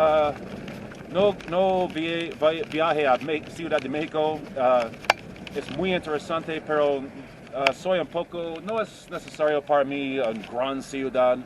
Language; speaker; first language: Spanish; non-native, learner; English